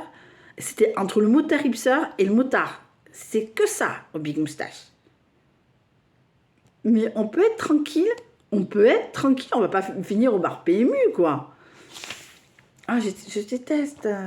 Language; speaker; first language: French; native; French